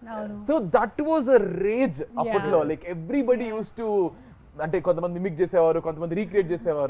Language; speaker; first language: Telugu; native; Telugu